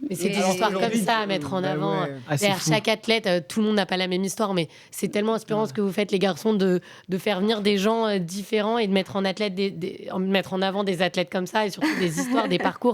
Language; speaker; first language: French; native; French